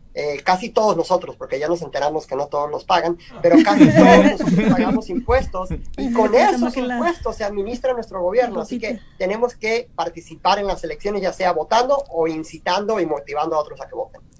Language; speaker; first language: Spanish; native; Spanish